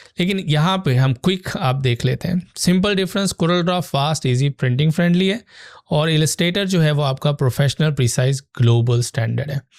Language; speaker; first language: Urdu; native; Urdu